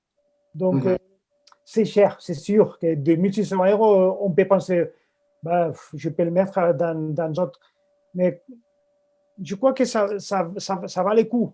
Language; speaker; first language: French; non-native, fluent; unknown